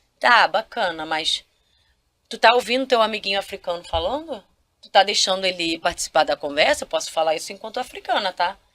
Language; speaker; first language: Portuguese; non-native, local second language; Kabuverdianu